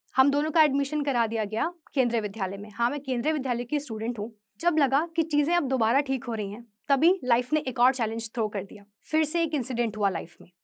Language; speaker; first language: Hindi; native; Hindi